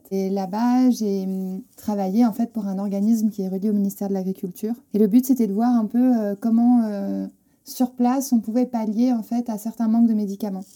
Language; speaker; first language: French; non-native, fluent; Spanish